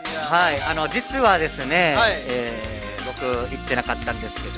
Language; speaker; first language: Japanese; native; Japanese